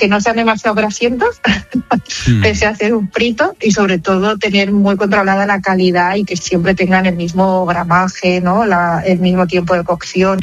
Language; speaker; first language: Spanish; native; Spanish